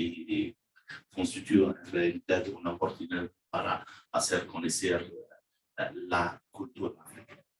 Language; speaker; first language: Spanish; non-native, learner; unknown